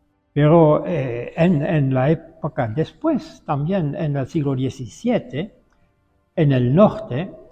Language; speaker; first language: Spanish; non-native, fluent; Dutch